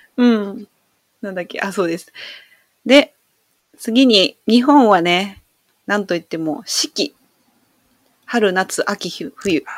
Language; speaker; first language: Japanese; native; Japanese